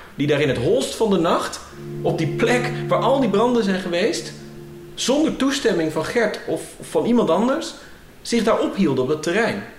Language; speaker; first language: Dutch; native; Dutch